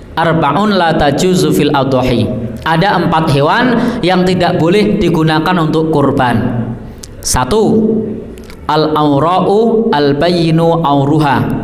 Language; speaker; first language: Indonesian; non-native, local second language; Javanese